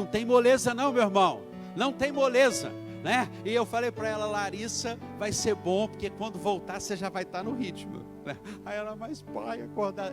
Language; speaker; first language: Portuguese; native; Portuguese